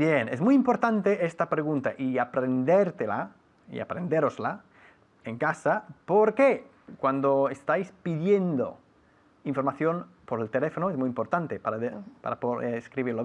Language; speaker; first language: Spanish; non-native, fluent; English